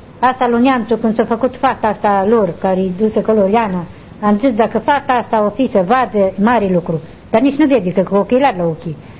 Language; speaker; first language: Romanian; native; Romanian